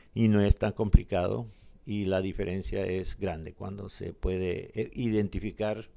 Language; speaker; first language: Spanish; native; Spanish